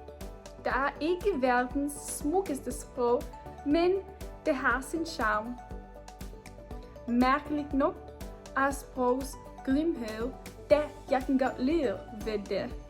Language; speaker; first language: Danish; non-native, learner; English